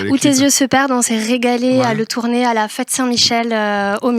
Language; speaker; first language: French; native; French